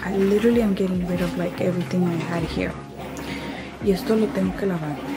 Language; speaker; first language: English; early bilingual, other home language; Spanish